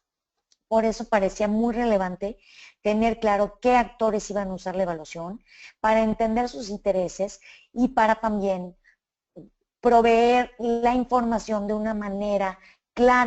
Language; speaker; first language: Spanish; native; Spanish